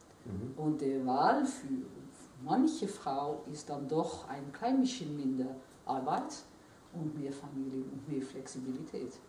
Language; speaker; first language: German; non-native, fluent; Dutch